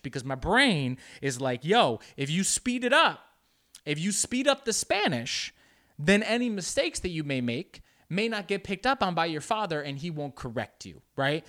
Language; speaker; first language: English; early bilingual, other home language; Spanish